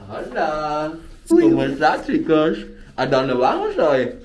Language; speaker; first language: Spanish; non-native, learner; German